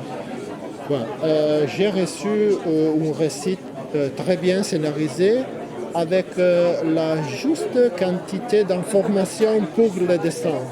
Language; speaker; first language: French; non-native, fluent; Italian